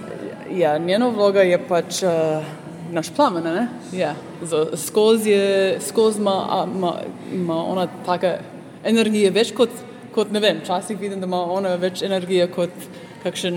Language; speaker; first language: Slovenian; early bilingual, heritage; Slovenian